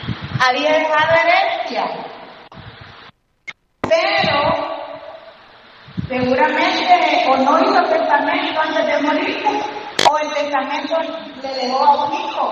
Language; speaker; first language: Spanish; native; Spanish